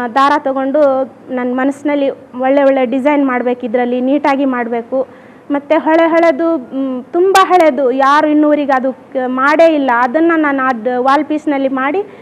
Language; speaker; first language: Kannada; non-native, local second language; Lambadi